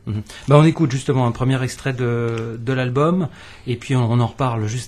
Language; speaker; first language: French; native; French